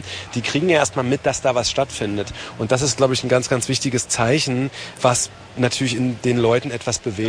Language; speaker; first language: German; native; German